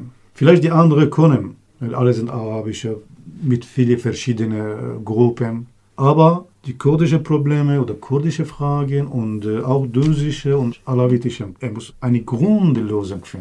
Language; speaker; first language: German; non-native, learner; Kurdish